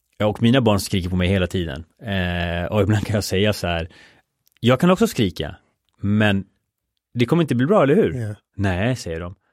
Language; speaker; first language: Swedish; early bilingual, other home language; Spanish